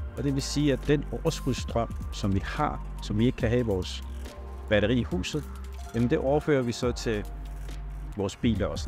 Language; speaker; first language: Danish; non-native, fluent; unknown